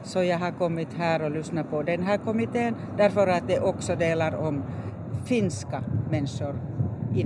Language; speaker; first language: Swedish; non-native, learner; Finnish